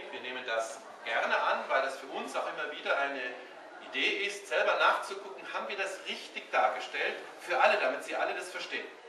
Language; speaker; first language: German; native; German